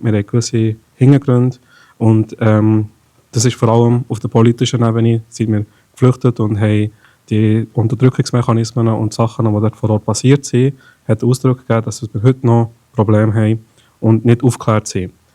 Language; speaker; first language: German; non-native, local second language; Tamil